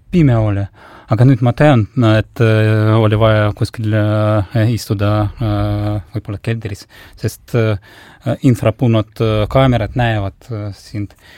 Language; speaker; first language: Estonian; non-native, local second language; Russian